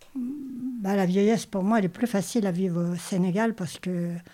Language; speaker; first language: French; native; French